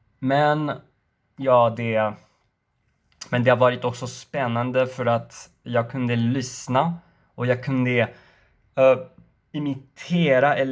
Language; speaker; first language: Swedish; non-native, learner; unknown